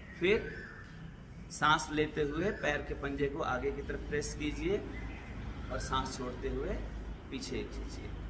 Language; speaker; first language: Hindi; native; Hindi